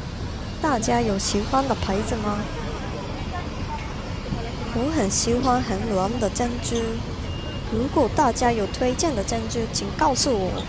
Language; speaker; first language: Chinese; non-native, learner; Japanese